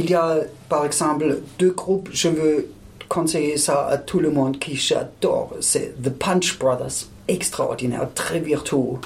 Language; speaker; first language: French; non-native, fluent; German